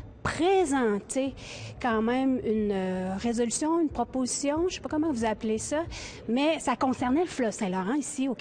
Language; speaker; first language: French; native; French